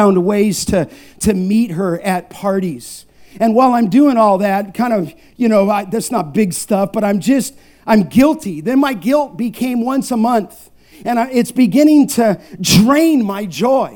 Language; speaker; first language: English; native; English